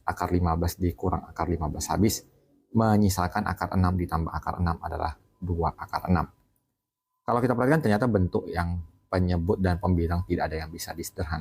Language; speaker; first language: Indonesian; native; Indonesian